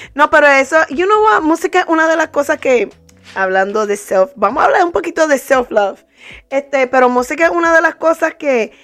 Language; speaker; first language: Spanish; early bilingual, heritage; Spanish